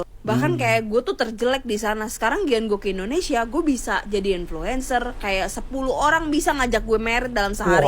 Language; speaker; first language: Indonesian; native; Indonesian